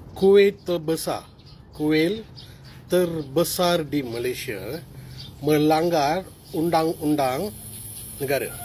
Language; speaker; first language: Malay; non-native, local second language; Tamil